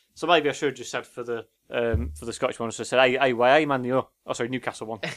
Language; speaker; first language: English; native; English